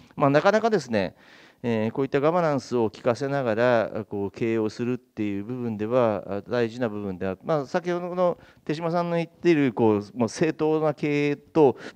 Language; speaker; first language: Japanese; native; Japanese